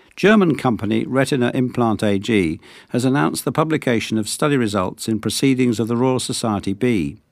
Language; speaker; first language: English; native; English